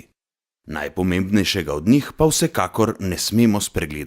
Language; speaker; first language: Slovenian; native; Slovenian